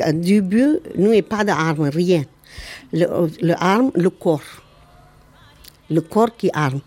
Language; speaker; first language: French; non-native, learner; Tamil